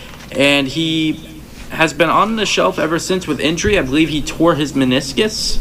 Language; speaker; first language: English; native; English